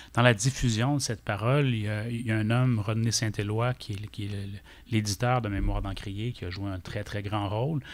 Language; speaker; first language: French; native; French